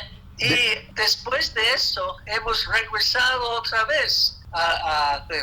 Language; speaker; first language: Spanish; non-native, fluent; English